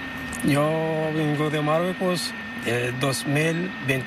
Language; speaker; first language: Spanish; non-native, learner; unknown